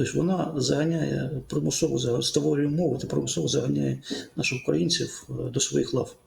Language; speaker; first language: Ukrainian; native; Ukrainian